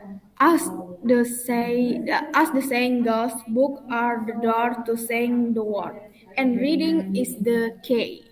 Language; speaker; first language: English; non-native, learner; Indonesian